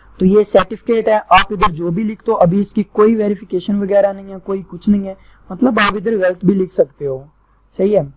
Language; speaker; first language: Urdu; non-native, local second language; Punjabi